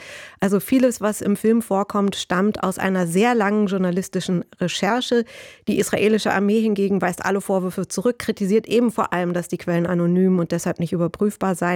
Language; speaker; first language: German; native; German